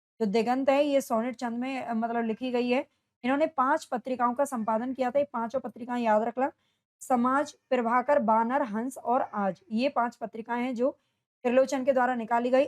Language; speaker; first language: Hindi; native; Hindi